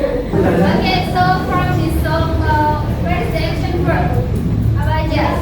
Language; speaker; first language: English; non-native, learner; Indonesian